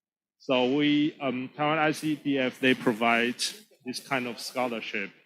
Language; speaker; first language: English; non-native, fluent; Chinese